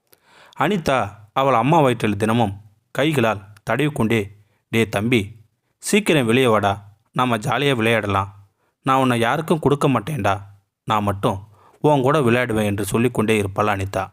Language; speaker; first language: Tamil; native; Tamil